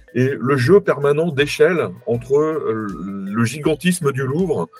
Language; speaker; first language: French; native; French